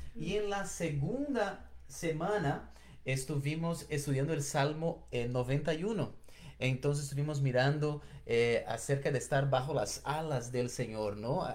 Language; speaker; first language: Spanish; non-native, fluent; Portuguese